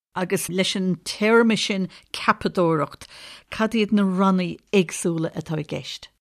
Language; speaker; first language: Irish; native; Irish